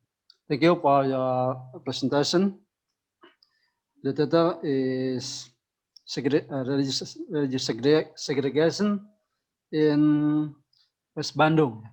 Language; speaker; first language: English; non-native, local second language; Indonesian